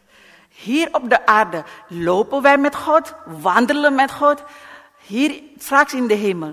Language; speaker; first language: Dutch; non-native, learner; Indonesian